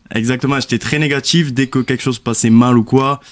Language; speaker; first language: French; native; French